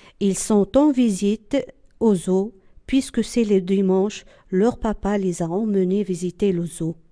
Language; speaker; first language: French; non-native, local second language; Arabic